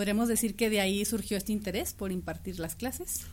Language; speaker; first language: Spanish; native; Spanish